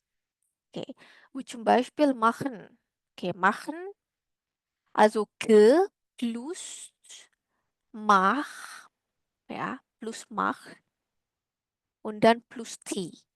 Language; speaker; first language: German; non-native, learner; Indonesian